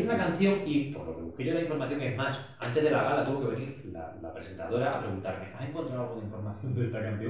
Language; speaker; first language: Spanish; native; Spanish